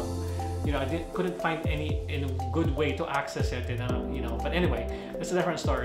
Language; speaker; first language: English; non-native, local second language; Filipino